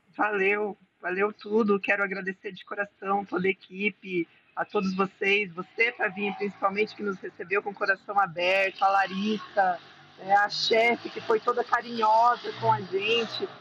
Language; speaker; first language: Portuguese; native; Portuguese